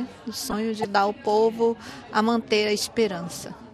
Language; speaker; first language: Portuguese; native; Portuguese